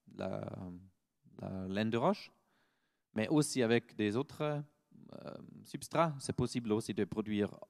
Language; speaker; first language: French; non-native, fluent; German